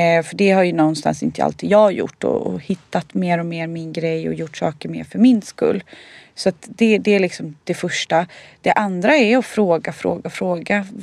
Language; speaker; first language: Swedish; early bilingual, other home language; Bosnian